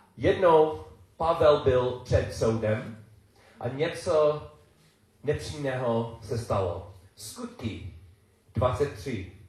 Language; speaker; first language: Czech; non-native, learner; English